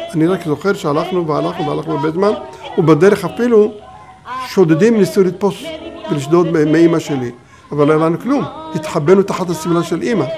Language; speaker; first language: Hebrew; early bilingual, other home language; Arabic